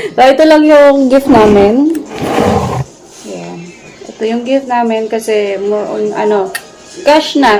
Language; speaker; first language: Filipino; native; Filipino